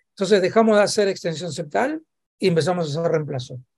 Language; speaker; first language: Spanish; native; Spanish